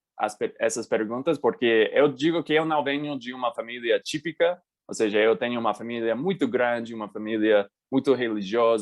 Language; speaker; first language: Portuguese; non-native, fluent; English